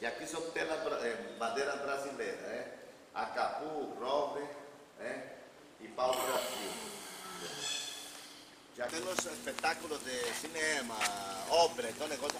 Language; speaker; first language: Spanish; non-native, learner; Portuguese